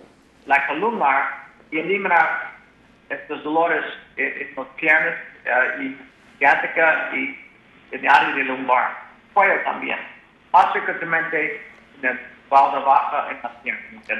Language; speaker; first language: Spanish; non-native, learner; English